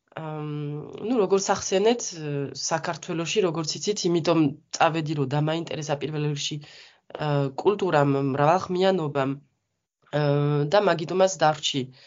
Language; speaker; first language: Georgian; non-native, fluent; French